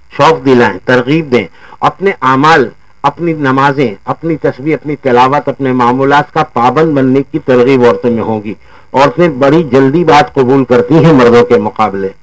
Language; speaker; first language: Urdu; native; Urdu